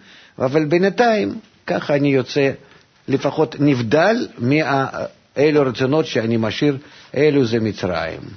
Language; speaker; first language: Hebrew; non-native, fluent; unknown